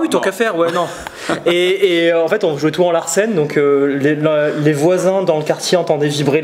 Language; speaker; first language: French; native; French